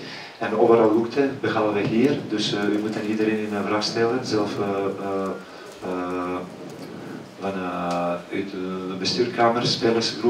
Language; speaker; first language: Dutch; non-native, fluent; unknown